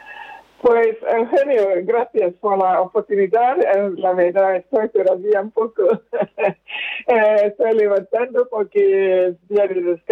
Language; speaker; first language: Spanish; non-native, fluent; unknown